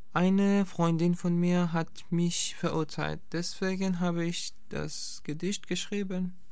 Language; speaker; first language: German; non-native, fluent; Persian